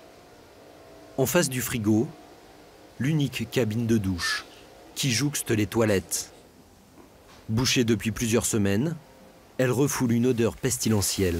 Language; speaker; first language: French; native; French